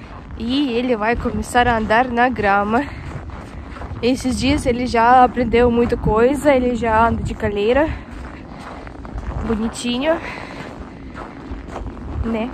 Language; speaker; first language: Portuguese; non-native, fluent; Russian